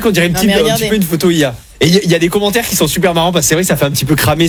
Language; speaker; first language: French; native; French